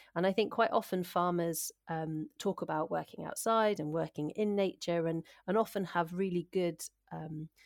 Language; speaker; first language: English; native; English